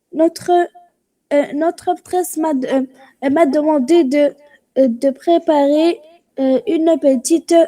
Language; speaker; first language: French; non-native, local second language; Arabic